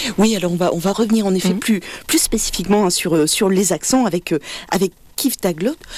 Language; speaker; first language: French; native; French